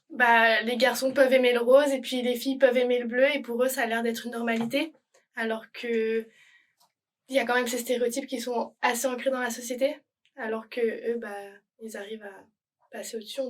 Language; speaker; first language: French; native; French